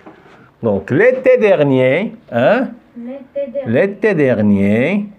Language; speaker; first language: French; non-native, fluent; Arabic